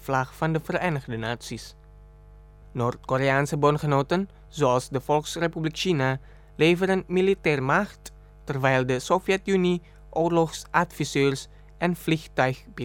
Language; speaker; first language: Dutch; non-native, fluent; Indonesian